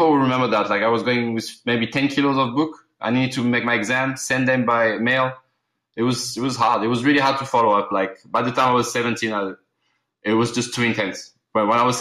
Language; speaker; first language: English; early bilingual, other home language; Arabic